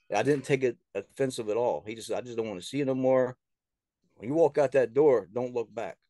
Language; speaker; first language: English; native; English